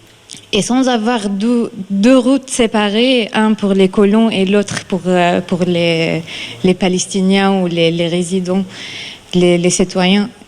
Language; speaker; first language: French; non-native, fluent; Arabic